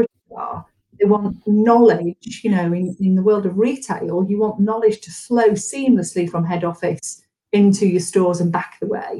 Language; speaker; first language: English; native; English